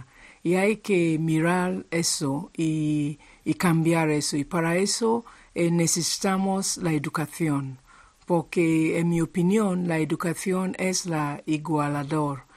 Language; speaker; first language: Spanish; non-native, fluent; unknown